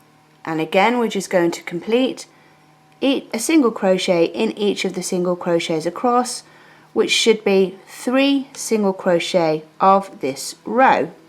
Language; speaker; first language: English; native; English